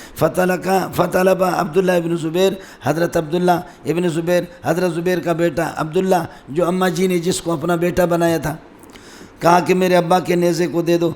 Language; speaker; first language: Urdu; non-native, local second language; Brahui